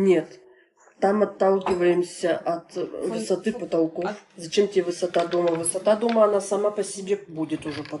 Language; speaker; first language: Russian; native; Russian